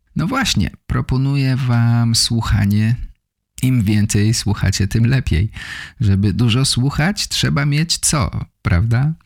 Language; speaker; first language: Polish; native; Polish